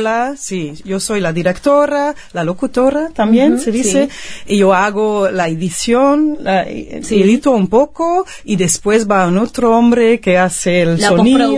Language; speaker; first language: Spanish; non-native, fluent; Dutch